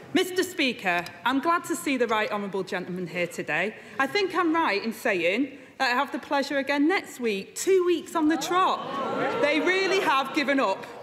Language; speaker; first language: English; native; English